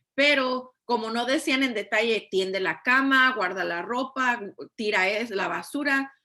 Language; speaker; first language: Spanish; early bilingual, heritage; Spanish